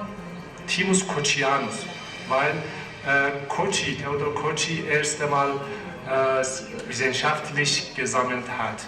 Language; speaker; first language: German; non-native, learner; Persian